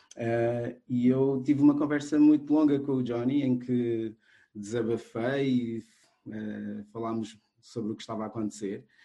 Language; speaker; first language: Portuguese; non-native, local second language; Kabuverdianu